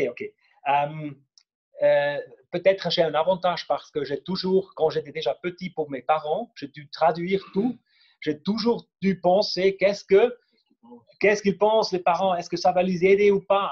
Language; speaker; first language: French; non-native, fluent; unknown